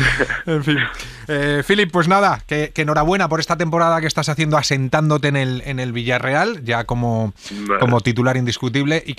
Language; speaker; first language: Spanish; native; Spanish